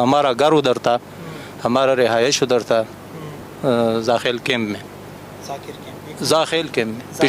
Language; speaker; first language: Hindi; non-native, learner; Pashto